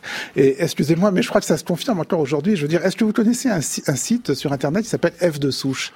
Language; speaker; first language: French; native; French